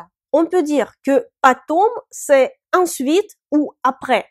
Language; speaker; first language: French; non-native, fluent; Russian